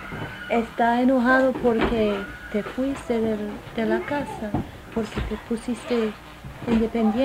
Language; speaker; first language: Spanish; non-native, fluent; English